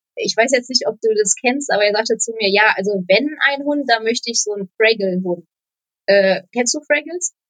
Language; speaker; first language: German; non-native, fluent; Polish